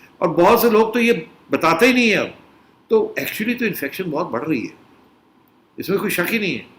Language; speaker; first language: Urdu; non-native, local second language; Punjabi